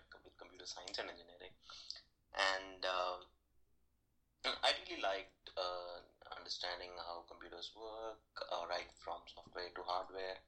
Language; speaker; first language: English; non-native, local second language; Telugu